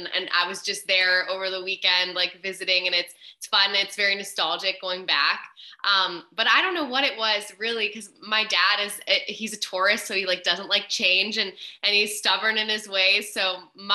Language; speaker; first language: English; native; English